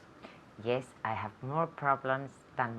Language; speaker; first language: English; non-native, learner; Spanish